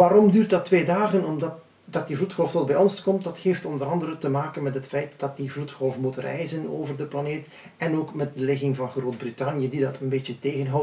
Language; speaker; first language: Dutch; native; Dutch